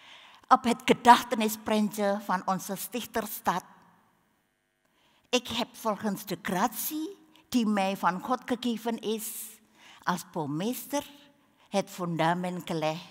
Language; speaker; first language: Dutch; non-native, learner; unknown